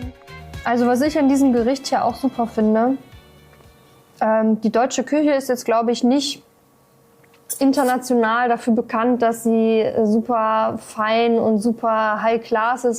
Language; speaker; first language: German; native; German